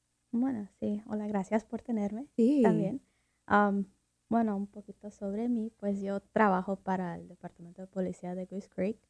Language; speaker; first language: Spanish; early bilingual, heritage; Spanish